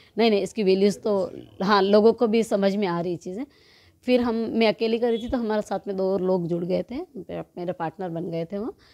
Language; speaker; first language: Hindi; native; Hindi